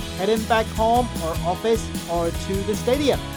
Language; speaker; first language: English; non-native, fluent; Chinese